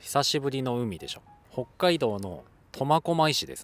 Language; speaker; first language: Japanese; native; Japanese